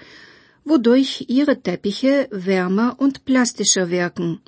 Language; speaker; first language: German; non-native, fluent; Bulgarian